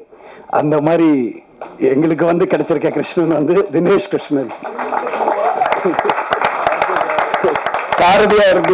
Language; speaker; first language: Tamil; native; Tamil